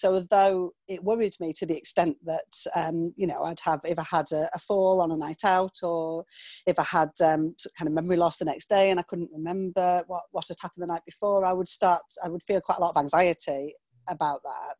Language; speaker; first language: English; native; English